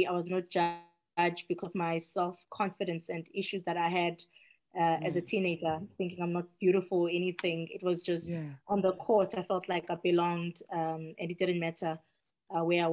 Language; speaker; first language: English; non-native, local second language; Xhosa